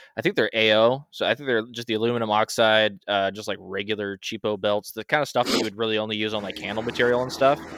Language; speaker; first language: English; native; English